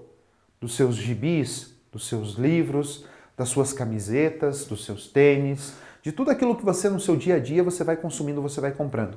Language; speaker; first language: Portuguese; native; Portuguese